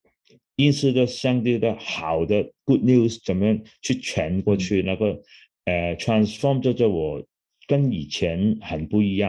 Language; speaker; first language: Chinese; non-native, local second language; Cantonese